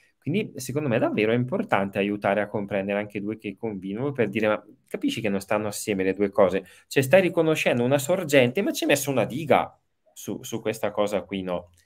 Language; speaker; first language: Italian; native; Italian